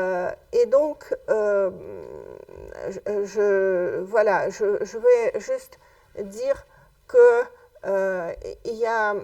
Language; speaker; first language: French; non-native, fluent; Russian